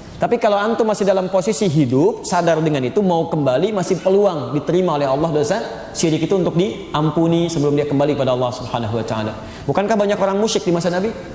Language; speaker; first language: Indonesian; native; Indonesian